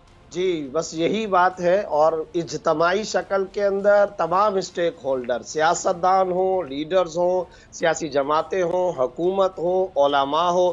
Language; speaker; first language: Urdu; native; Urdu